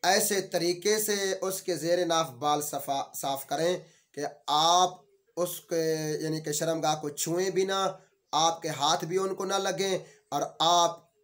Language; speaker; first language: Urdu; non-native, local second language; Saraiki